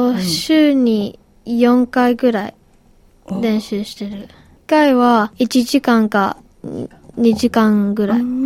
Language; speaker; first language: Japanese; early bilingual, heritage; Japanese